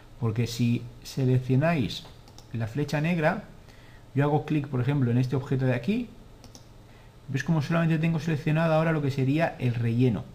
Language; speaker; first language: Spanish; native; Spanish